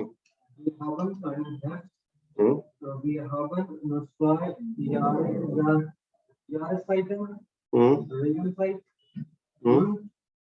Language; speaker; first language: German; non-native, learner; Hindi